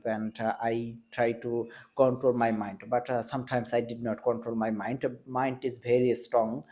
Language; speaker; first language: English; non-native, learner; Bangla